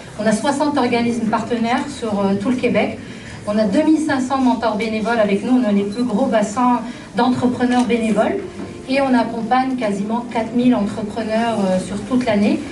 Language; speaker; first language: French; non-native, local second language; Arabic